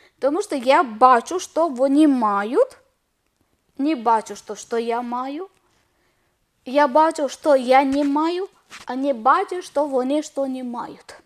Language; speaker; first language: Ukrainian; non-native, learner; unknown